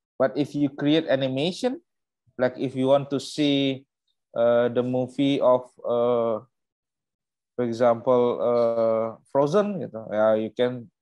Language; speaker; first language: English; non-native, learner; Indonesian